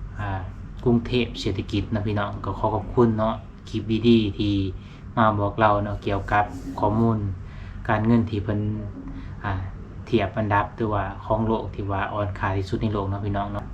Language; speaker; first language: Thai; non-native, local second language; Lao